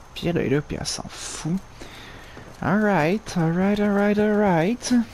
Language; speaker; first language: French; native; French